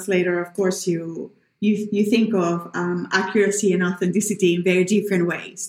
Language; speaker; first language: English; non-native, fluent; Spanish